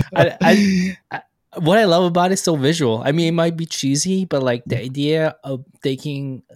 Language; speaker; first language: English; non-native, local second language; Filipino